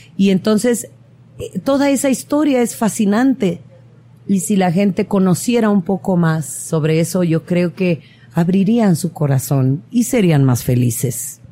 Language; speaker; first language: Spanish; native; Spanish